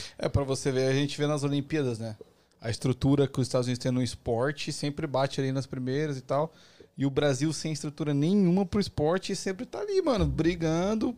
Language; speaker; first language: Portuguese; native; Portuguese